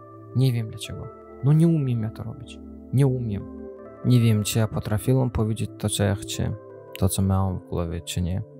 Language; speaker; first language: Polish; non-native, learner; Azerbaijani